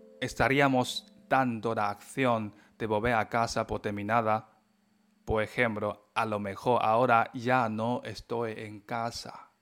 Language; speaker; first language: Spanish; non-native, fluent; Chinese